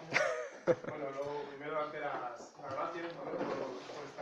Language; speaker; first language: Spanish; native; Spanish